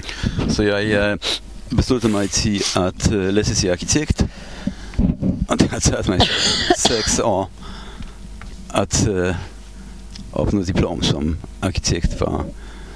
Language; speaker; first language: Danish; non-native, fluent; Polish